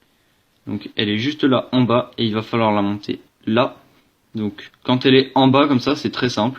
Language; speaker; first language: French; native; French